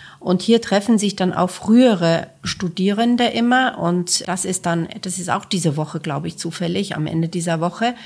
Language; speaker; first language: German; non-native, fluent; Finnish